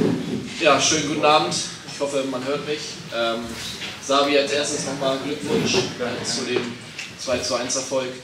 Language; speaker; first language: German; native; German